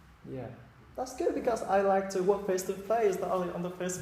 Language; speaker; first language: English; non-native, fluent; Vietnamese